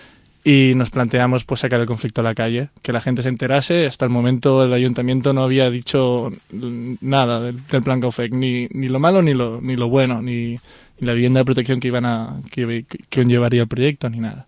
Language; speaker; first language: Spanish; native; Spanish